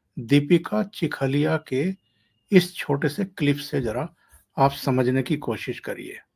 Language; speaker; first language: Hindi; native; Hindi